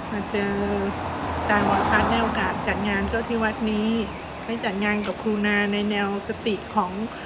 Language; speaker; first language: Thai; native; Thai